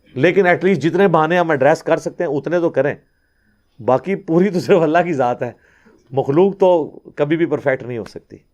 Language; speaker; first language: Urdu; non-native, local second language; Punjabi